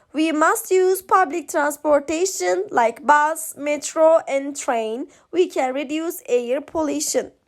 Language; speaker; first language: English; non-native, fluent; Turkish